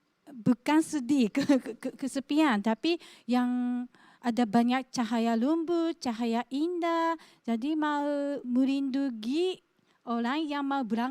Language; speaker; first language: Indonesian; non-native, fluent; Japanese